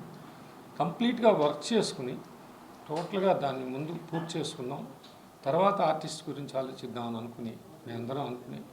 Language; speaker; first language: Telugu; native; Telugu